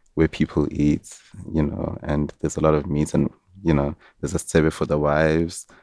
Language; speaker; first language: English; non-native, local second language; Zulu